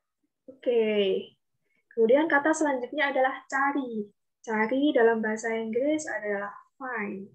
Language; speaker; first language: Indonesian; native; Indonesian